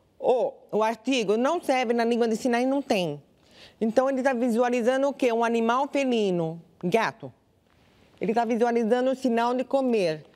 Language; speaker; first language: Portuguese; non-native, local second language; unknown